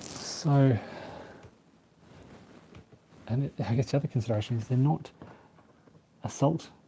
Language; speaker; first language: English; native; English